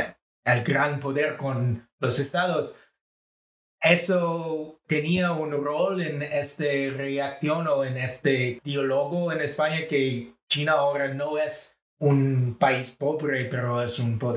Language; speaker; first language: Spanish; non-native, fluent; English